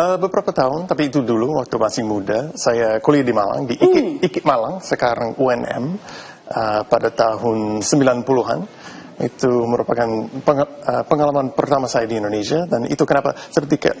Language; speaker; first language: Indonesian; non-native, fluent; English